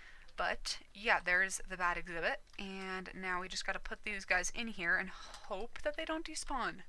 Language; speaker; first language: English; native; English